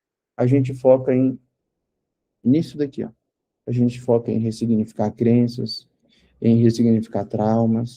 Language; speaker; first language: Portuguese; native; Portuguese